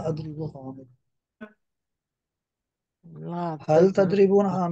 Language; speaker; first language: Arabic; non-native, learner; Urdu